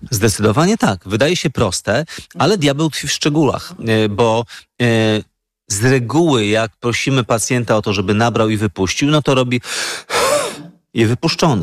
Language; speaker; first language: Polish; native; Polish